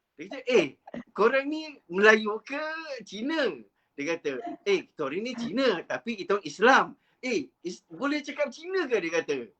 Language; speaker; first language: Malay; non-native, local second language; Chinese